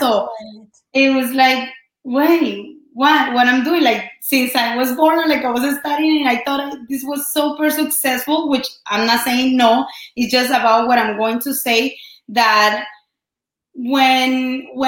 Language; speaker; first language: English; non-native, fluent; Spanish